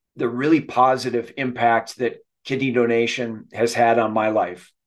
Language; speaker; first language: English; native; English